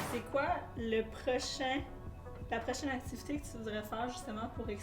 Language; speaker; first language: French; native; French